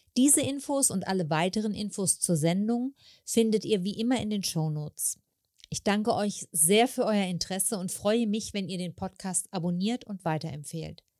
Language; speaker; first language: German; native; German